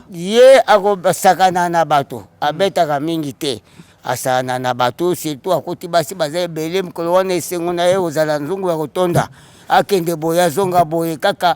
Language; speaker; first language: Lingala; non-native, local second language; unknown